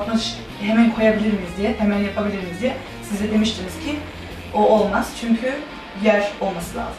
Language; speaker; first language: Turkish; early bilingual, heritage; Turkish